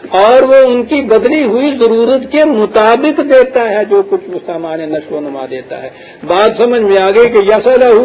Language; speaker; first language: Urdu; native; Urdu